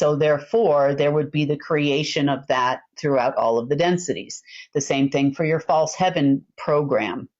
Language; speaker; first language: English; native; English